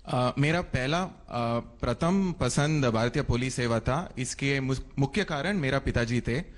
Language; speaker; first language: Hindi; non-native, local second language; Kannada